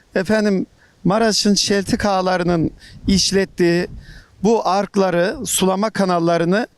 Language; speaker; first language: Turkish; native; Turkish